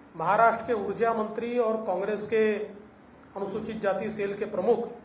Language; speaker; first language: Hindi; non-native, local second language; Marathi